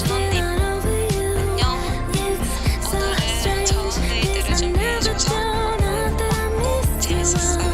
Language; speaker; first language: Korean; non-native, learner; Japanese